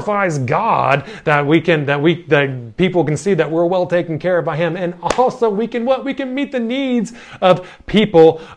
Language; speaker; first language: English; native; English